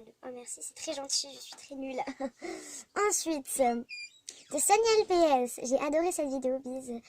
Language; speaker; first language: French; native; French